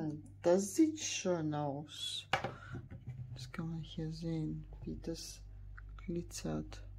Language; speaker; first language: German; non-native, fluent; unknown